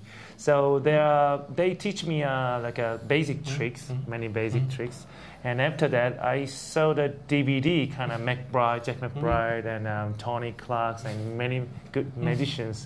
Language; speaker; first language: English; non-native, learner; Korean